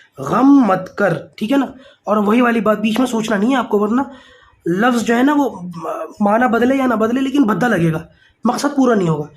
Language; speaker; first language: Urdu; native; Urdu